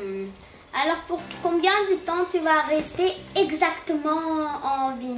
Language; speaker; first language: French; non-native, learner; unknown